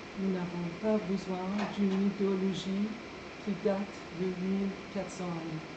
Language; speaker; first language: French; non-native, fluent; Persian